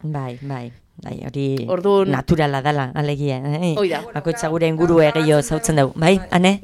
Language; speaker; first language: Basque; native; Basque